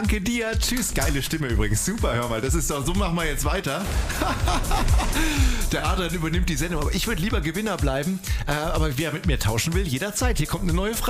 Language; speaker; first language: German; native; German